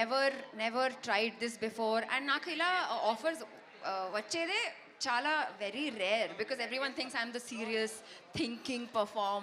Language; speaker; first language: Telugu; non-native, fluent; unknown